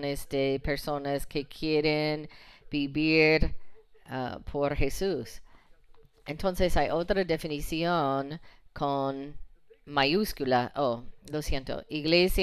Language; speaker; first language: Spanish; non-native, fluent; English